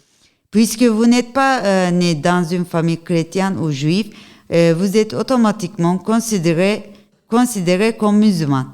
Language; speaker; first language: French; non-native, learner; Turkish